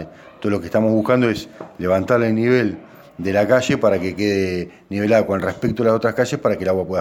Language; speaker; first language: Spanish; native; Spanish